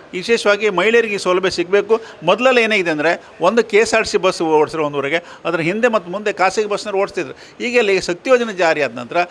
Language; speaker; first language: Kannada; native; Kannada